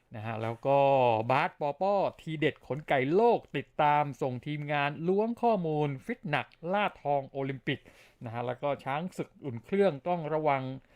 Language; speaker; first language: Thai; native; Thai